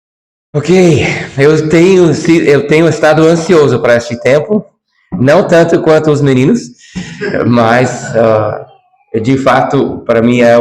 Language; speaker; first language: Portuguese; non-native, fluent; English